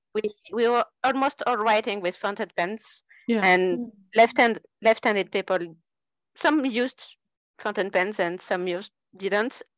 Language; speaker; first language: English; non-native, fluent; French